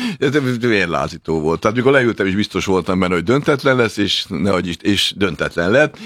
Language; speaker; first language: Hungarian; native; Hungarian